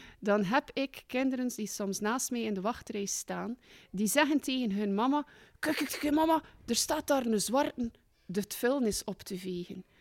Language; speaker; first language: Dutch; native; Dutch